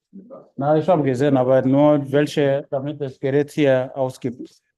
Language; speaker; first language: German; non-native, fluent; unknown